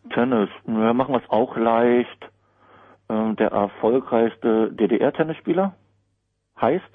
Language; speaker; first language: German; native; German